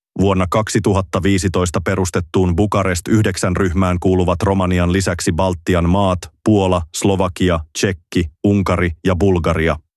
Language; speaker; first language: Finnish; native; Finnish